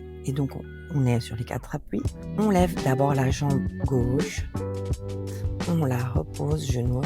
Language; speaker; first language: French; native; French